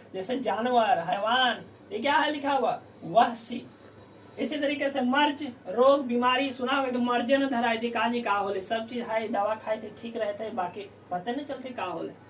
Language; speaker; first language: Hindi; native; Hindi